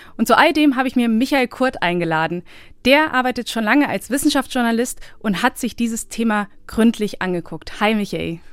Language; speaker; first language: German; early bilingual, other home language; Bosnian